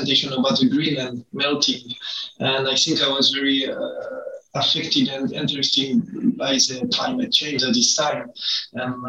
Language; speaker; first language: English; non-native, learner; French